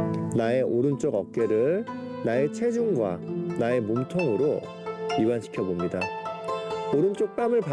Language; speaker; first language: Korean; native; Korean